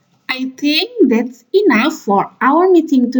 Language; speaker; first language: English; non-native, learner; Indonesian